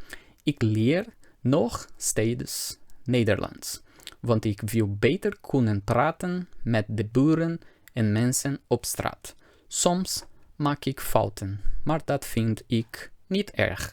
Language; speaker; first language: Dutch; non-native, fluent; Portuguese